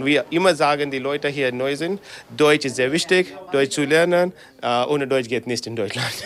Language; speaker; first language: German; non-native, learner; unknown